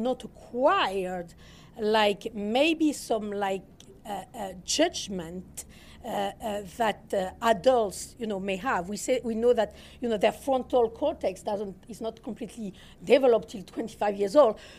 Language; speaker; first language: English; non-native, fluent; French